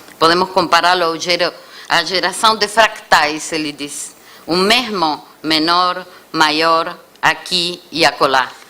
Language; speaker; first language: Portuguese; non-native, fluent; Spanish